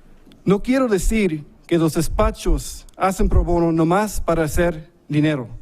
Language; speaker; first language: Spanish; early bilingual, heritage; English